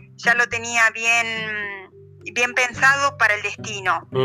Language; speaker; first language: Spanish; native; Spanish